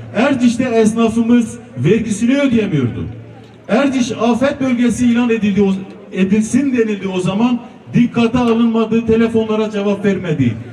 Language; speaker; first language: Turkish; non-native, local second language; Kurdish